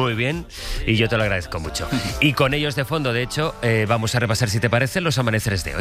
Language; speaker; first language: Spanish; native; Spanish